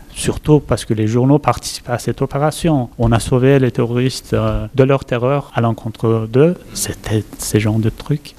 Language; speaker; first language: French; non-native, fluent; Turkish